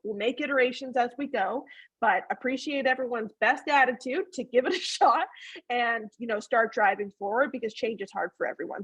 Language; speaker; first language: English; native; English